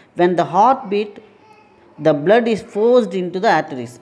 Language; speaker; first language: English; non-native, local second language; Tamil